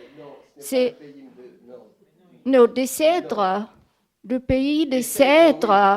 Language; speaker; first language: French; non-native, fluent; German